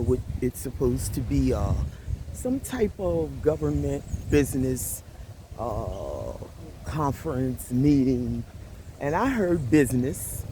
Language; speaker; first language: English; native; English